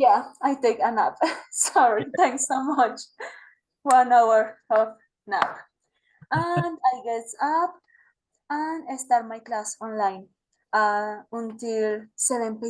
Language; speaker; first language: English; non-native, learner; Spanish